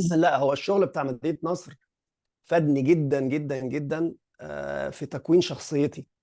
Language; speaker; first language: Egyptian Arabic; early bilingual, heritage; Arabic